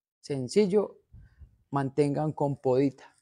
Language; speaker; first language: Spanish; native; Spanish